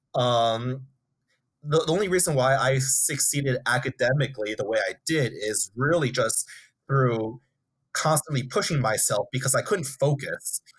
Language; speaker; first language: English; native; English